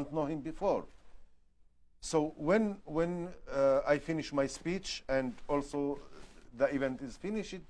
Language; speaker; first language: English; non-native, learner; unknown